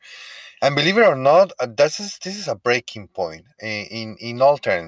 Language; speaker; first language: English; non-native, fluent; Spanish